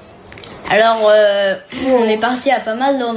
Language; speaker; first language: French; early bilingual, heritage; French